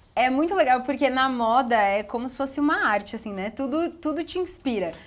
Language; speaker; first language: Portuguese; native; Portuguese